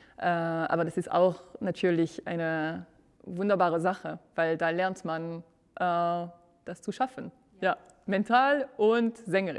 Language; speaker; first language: German; non-native, fluent; French